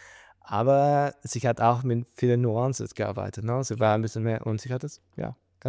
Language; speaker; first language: German; non-native, fluent; Spanish